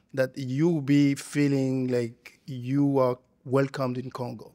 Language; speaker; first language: English; non-native, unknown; Lingala